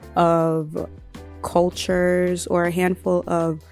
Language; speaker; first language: English; early bilingual, other home language; Yoruba